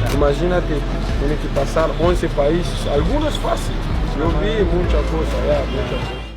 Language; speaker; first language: Spanish; non-native, learner; Portuguese